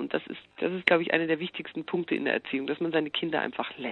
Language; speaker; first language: German; native; German